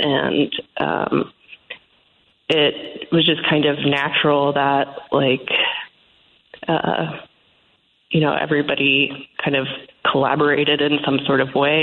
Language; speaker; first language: English; native; English